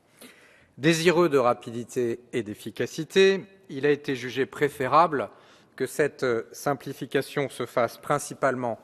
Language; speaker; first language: French; native; French